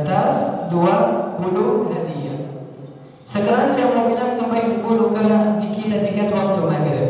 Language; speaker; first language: Indonesian; non-native, learner; Arabic